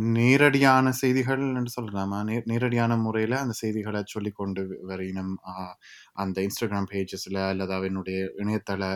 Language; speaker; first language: Tamil; early bilingual, heritage; Tamil